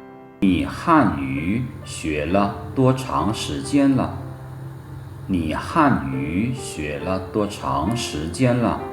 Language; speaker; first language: Chinese; non-native, fluent; Lao